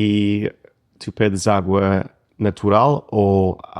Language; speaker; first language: Portuguese; non-native, fluent; English